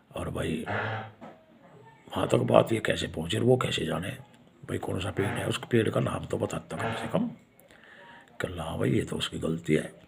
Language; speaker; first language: Hindi; native; Hindi